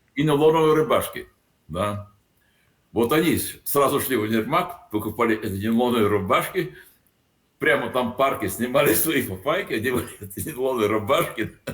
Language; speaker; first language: Russian; non-native, local second language; Latvian